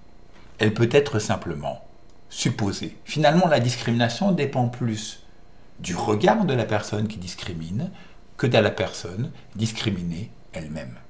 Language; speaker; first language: French; native; French